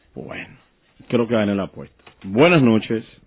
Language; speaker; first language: Spanish; native; Spanish